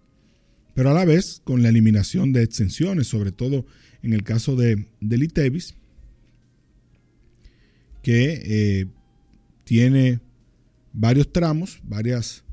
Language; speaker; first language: Spanish; native; Spanish